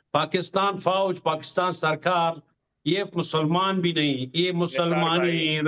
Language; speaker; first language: Hindi; non-native, fluent; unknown